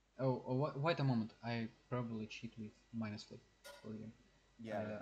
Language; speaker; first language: English; non-native, learner; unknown